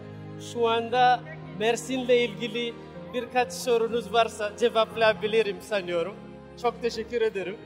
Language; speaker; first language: Turkish; non-native, learner; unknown